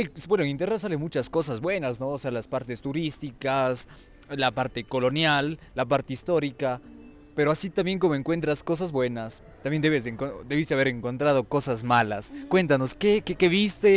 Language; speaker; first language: Spanish; native; Spanish